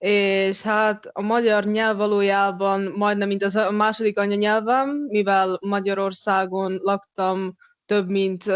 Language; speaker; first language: Hungarian; non-native, local second language; Russian